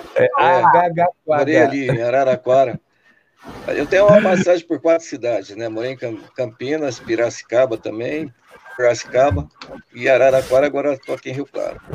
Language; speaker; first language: Portuguese; native; Portuguese